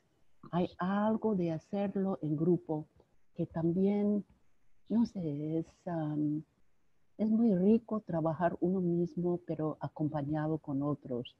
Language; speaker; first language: Spanish; non-native, fluent; English